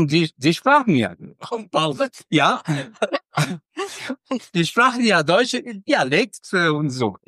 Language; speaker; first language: German; non-native, fluent; Romanian